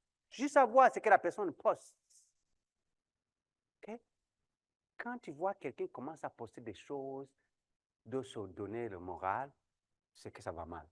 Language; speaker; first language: French; non-native, local second language; Kinyarwanda